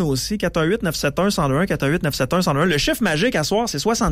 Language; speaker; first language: French; native; French